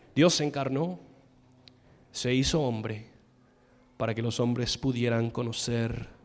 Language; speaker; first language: Spanish; non-native, fluent; English